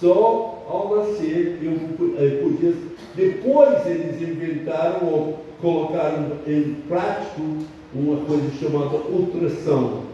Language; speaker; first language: Portuguese; non-native, fluent; English